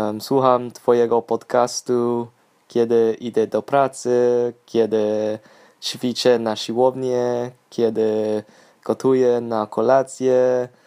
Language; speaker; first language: Polish; non-native, learner; English